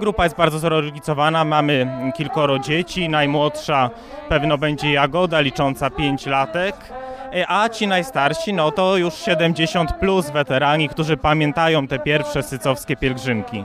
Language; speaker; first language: Polish; native; Polish